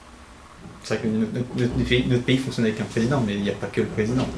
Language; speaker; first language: French; native; French